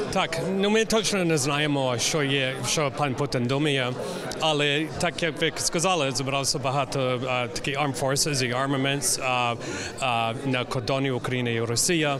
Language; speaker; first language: Ukrainian; early bilingual, heritage; English